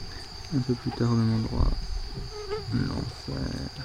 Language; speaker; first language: French; native; French